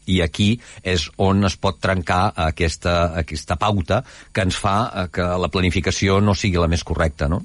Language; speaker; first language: Catalan; native; Catalan